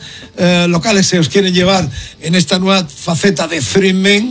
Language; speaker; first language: Spanish; native; Spanish